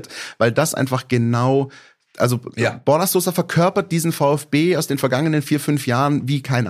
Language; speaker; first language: German; native; German